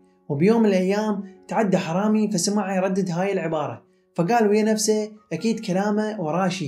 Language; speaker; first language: Arabic; native; Arabic